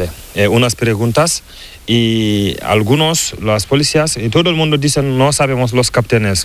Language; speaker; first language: Spanish; non-native, learner; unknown